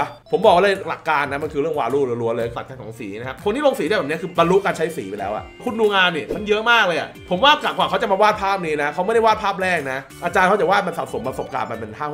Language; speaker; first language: Thai; native; Thai